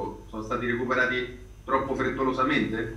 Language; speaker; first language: Italian; native; Italian